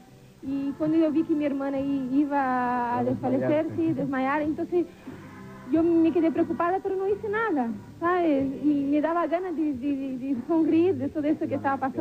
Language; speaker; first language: Spanish; non-native, fluent; Portuguese